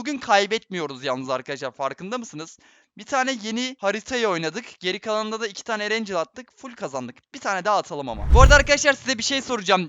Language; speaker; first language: Turkish; native; Turkish